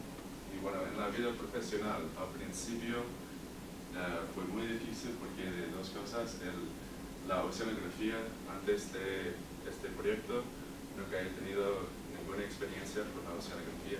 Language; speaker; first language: Spanish; non-native, learner; English